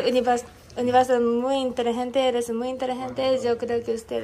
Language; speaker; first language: Spanish; non-native, learner; Japanese